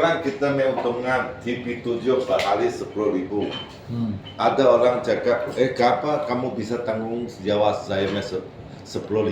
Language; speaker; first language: Indonesian; non-native, learner; Chinese